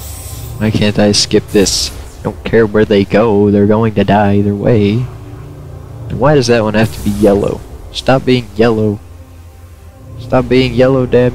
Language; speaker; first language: English; native; English